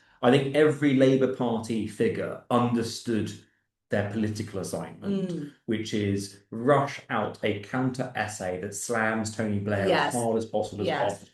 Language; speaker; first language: English; native; English